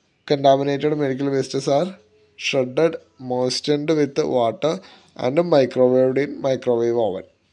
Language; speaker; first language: English; non-native, local second language; Malayalam